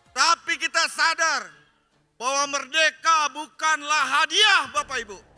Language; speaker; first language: Indonesian; native; Indonesian